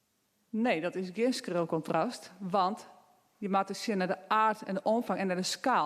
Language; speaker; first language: Dutch; non-native, local second language; Western Frisian